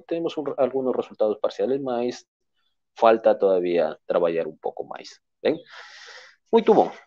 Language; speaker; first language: Spanish; native; Spanish